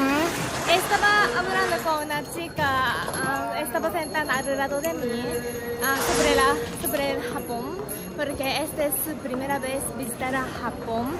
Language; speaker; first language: Spanish; non-native, learner; Japanese